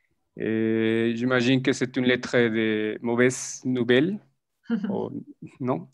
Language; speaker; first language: French; non-native, fluent; Spanish